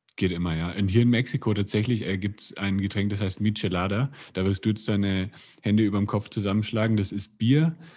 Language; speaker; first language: German; native; German